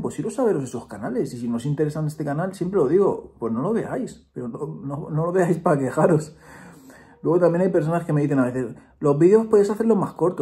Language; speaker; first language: Spanish; native; Spanish